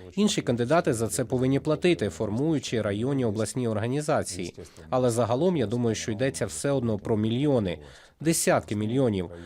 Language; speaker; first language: Ukrainian; non-native, local second language; Russian